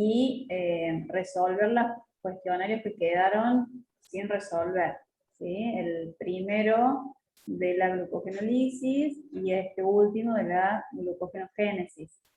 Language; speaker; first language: Spanish; native; Spanish